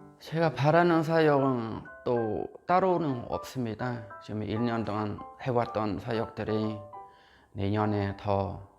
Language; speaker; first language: Korean; non-native, fluent; Khmer